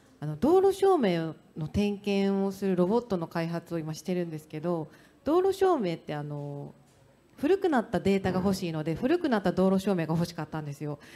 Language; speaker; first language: Japanese; native; Japanese